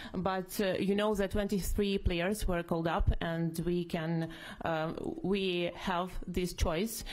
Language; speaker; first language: English; non-native, fluent; Ukrainian